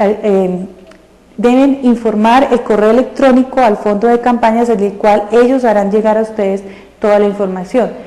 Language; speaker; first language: Spanish; native; Spanish